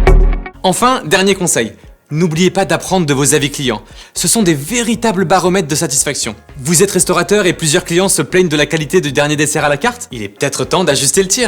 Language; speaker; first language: French; native; French